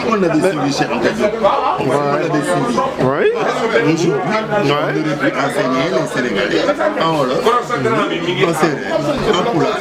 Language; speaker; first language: French; non-native, local second language; Wolof